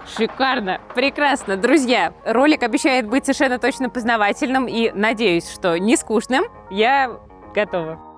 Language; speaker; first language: Russian; native; Russian